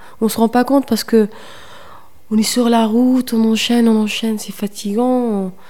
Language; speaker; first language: French; non-native, local second language; Kabyle